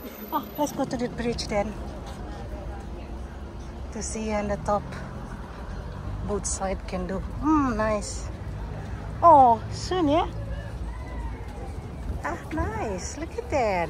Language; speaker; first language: English; non-native, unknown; Indonesian